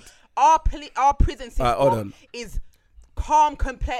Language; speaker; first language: English; native; English